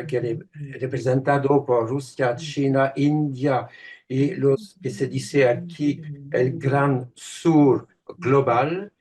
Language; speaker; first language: Spanish; non-native, fluent; French